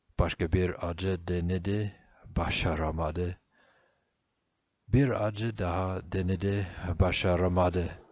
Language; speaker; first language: Turkish; non-native, fluent; English